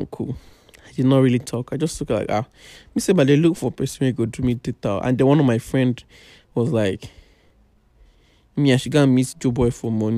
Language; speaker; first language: English; non-native, local second language; Yoruba